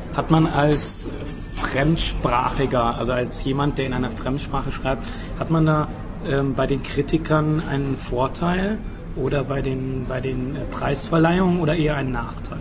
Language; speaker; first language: German; native; German